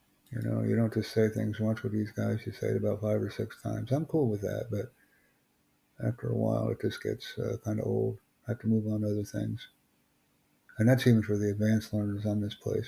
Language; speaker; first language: English; native; English